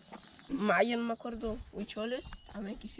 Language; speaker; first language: Spanish; native; Spanish